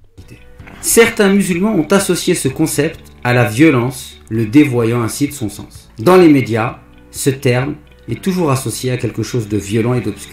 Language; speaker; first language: French; native; French